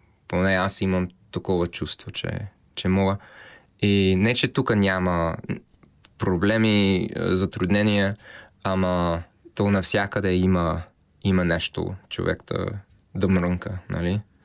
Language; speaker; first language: Bulgarian; non-native, fluent; English